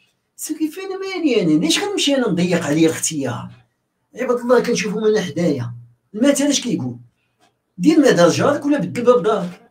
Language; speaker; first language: Arabic; native; Arabic